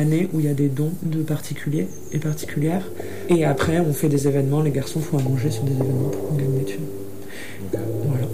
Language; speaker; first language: French; native; French